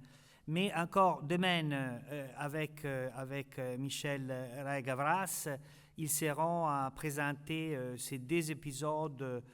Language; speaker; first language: French; non-native, fluent; Italian